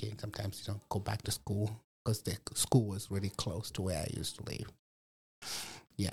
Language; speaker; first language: English; non-native, local second language; Nyanja